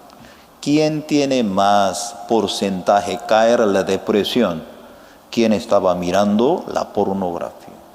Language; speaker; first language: Spanish; non-native, fluent; Korean